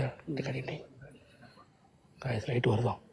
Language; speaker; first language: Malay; non-native, local second language; Tamil